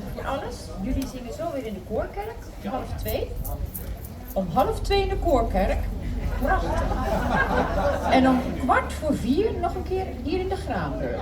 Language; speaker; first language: Dutch; native; Dutch